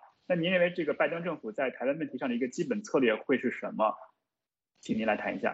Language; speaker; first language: Chinese; native; Chinese